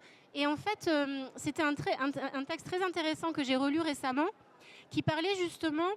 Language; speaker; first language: French; native; French